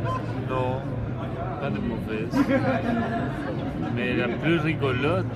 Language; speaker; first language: French; non-native, fluent; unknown